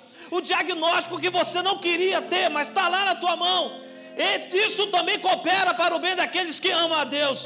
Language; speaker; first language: Portuguese; native; Portuguese